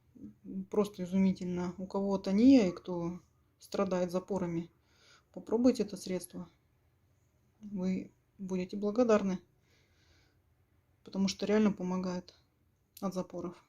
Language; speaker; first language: Russian; native; Russian